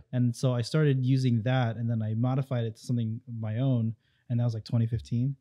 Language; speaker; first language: English; native; English